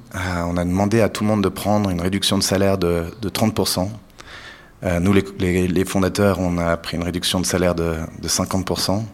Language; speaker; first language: French; native; French